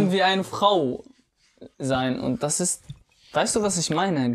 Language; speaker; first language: German; non-native, fluent; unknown